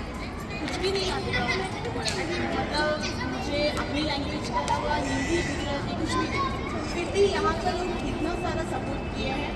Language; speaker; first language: Hindi; non-native, local second language; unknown